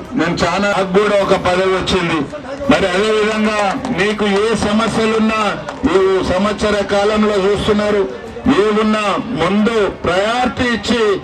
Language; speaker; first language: Telugu; non-native, local second language; Lambadi